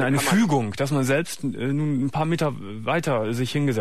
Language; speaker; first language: German; native; German